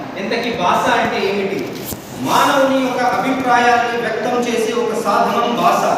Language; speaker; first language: Telugu; non-native, local second language; Odia